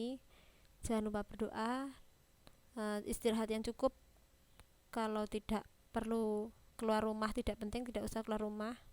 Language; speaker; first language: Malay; non-native, local second language; Javanese